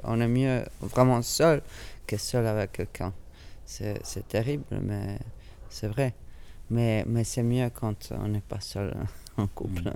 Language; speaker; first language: French; non-native, fluent; Italian